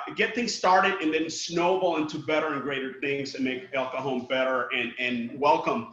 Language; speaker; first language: English; non-native, fluent; Spanish